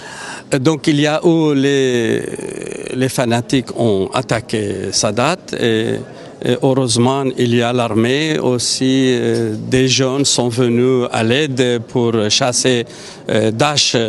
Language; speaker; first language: French; non-native, fluent; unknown